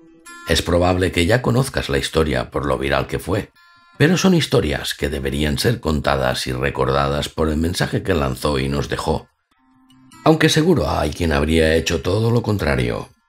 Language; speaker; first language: Spanish; native; Spanish